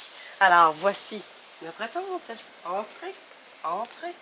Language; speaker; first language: French; native; French